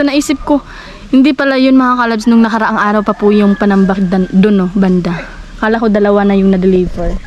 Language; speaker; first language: Filipino; non-native, local second language; Masbatenyo